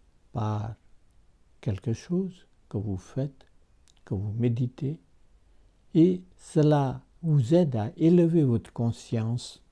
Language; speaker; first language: French; non-native, fluent; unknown